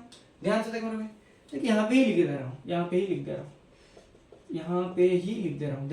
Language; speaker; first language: Hindi; non-native, local second language; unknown